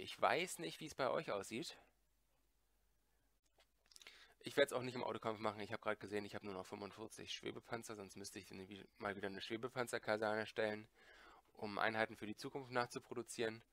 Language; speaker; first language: German; native; German